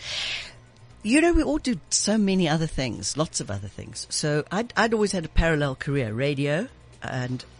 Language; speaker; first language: English; native; English